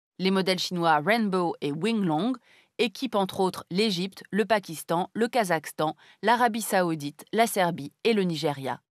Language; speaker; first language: French; native; French